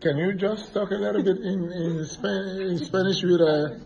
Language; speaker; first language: English; non-native, fluent; French